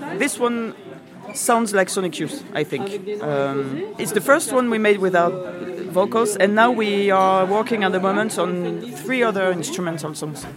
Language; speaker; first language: English; non-native, fluent; French